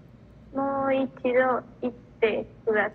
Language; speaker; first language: Japanese; non-native, learner; Spanish